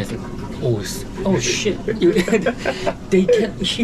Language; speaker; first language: English; non-native, learner; Korean